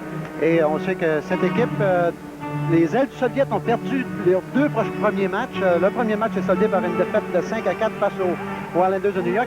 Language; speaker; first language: French; native; French